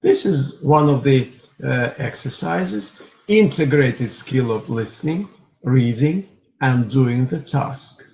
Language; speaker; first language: English; non-native, fluent; Russian